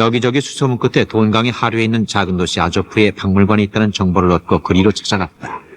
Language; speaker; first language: Korean; native; Korean